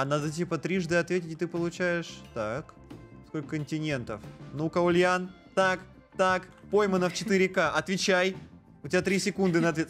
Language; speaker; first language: Russian; native; Russian